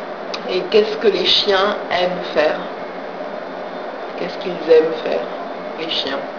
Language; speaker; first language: French; non-native, fluent; English